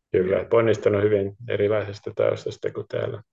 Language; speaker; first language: Finnish; native; Finnish